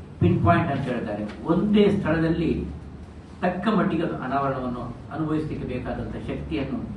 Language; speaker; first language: Kannada; non-native, local second language; Tulu